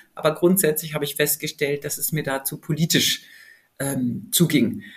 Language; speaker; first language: German; native; German